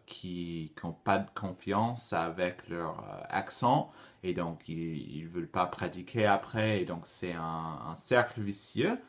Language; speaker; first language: French; non-native, fluent; English